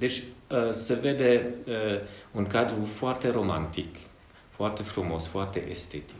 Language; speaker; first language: Romanian; non-native, fluent; Hungarian